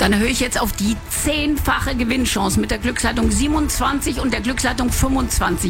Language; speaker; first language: German; native; German